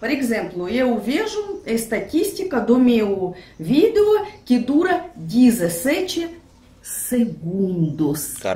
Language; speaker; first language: Portuguese; non-native, fluent; Russian